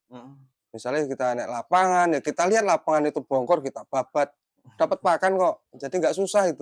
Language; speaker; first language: Indonesian; non-native, local second language; Javanese